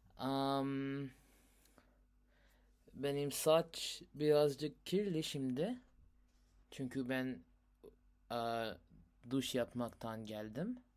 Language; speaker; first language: Turkish; non-native, learner; Urdu